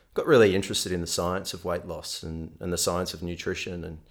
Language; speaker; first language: English; native; English